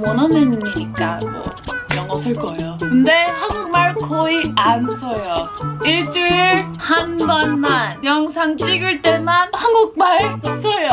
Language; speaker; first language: Korean; non-native, fluent; English